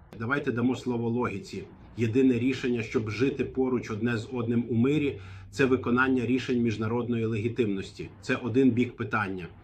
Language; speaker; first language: Ukrainian; non-native, fluent; Arabic